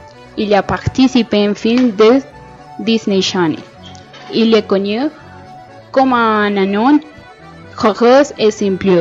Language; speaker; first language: French; non-native, learner; Spanish